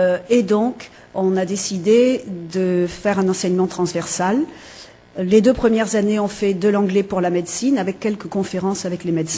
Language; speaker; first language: French; native; French